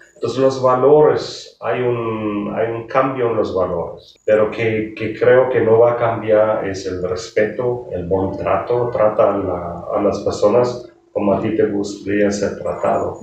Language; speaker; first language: Spanish; non-native, fluent; German